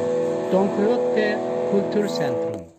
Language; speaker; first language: German; non-native, learner; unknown